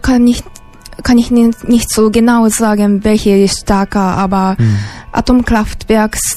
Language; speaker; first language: German; non-native, learner; Japanese